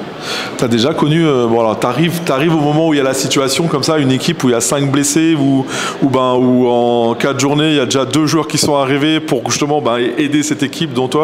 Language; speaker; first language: French; native; French